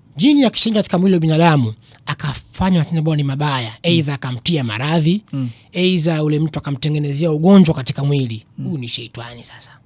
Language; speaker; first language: Swahili; native; Swahili